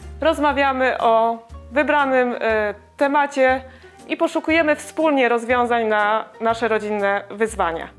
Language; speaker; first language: Polish; native; Polish